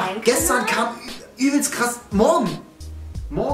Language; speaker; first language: German; native; German